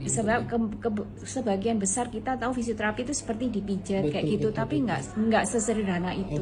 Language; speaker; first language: Indonesian; non-native, local second language; Malay